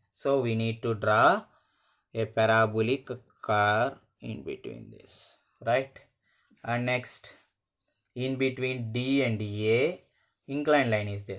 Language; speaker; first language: English; non-native, local second language; Telugu